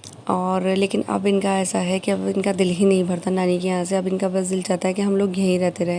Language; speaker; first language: Hindi; native; Hindi